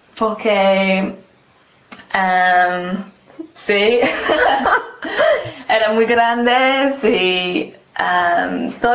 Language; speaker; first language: Spanish; non-native, learner; English